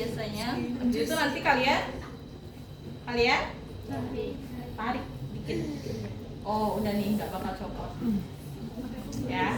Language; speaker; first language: Indonesian; native; Indonesian